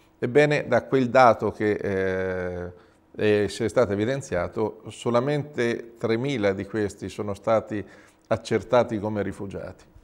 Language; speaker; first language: Italian; native; Italian